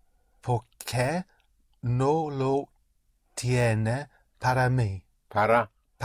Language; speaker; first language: Spanish; non-native, learner; English